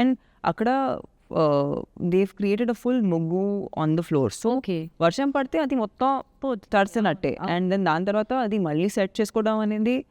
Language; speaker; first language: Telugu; non-native, local second language; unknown